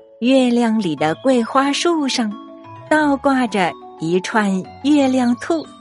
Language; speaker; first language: Chinese; native; Chinese